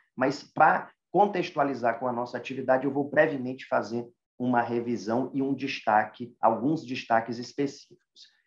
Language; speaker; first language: Portuguese; native; Portuguese